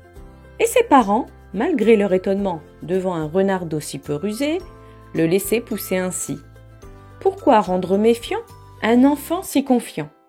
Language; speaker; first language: French; native; French